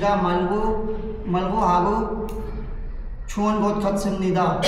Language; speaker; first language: Korean; non-native, learner; Urdu